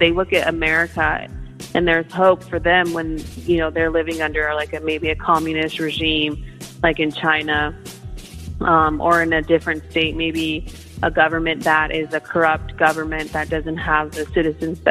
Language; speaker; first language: English; native; English